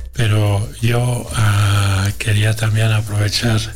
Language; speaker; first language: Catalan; non-native, learner; French